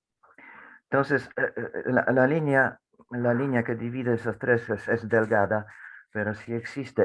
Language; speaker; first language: Spanish; non-native, fluent; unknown